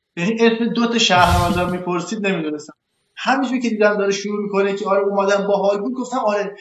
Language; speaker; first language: Persian; native; Persian